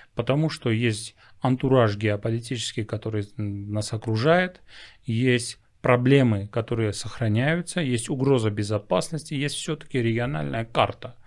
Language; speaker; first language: Russian; non-native, local second language; Armenian